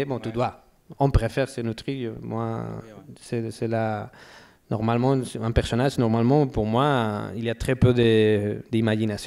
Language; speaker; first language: French; non-native, learner; Spanish